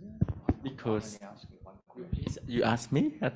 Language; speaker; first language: English; non-native, learner; Thai